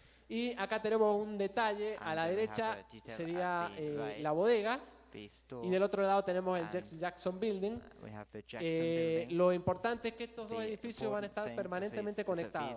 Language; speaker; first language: Spanish; native; Spanish